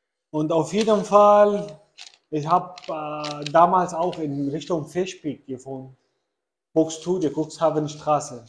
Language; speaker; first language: German; non-native, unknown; Arabic